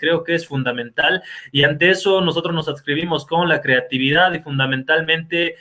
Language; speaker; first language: Spanish; native; Spanish